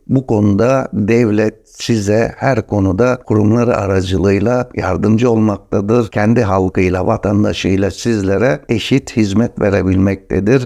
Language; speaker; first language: Turkish; native; Turkish